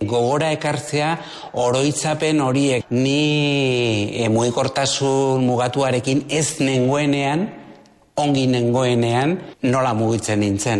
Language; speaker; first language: Basque; native; Basque